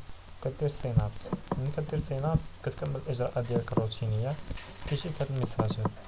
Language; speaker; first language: Arabic; native; Arabic